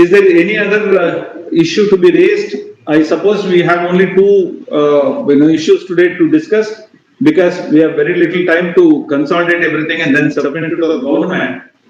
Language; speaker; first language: English; non-native, local second language; Kannada